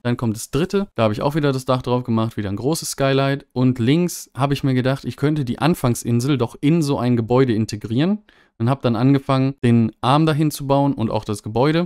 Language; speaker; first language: German; native; German